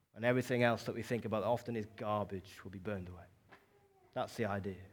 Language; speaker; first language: English; native; English